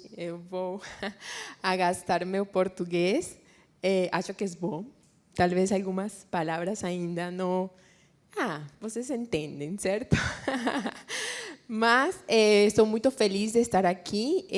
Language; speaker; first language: Portuguese; non-native, fluent; Spanish